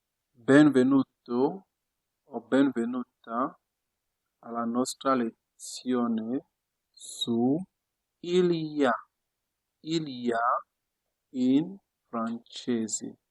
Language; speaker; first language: Italian; non-native, fluent; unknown